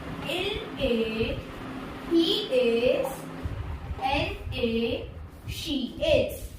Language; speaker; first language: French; non-native, fluent; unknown